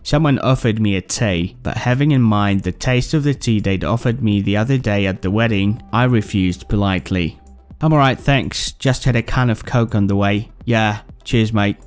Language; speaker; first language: English; non-native, fluent; Polish